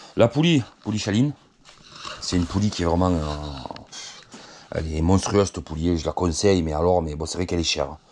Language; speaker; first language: French; native; French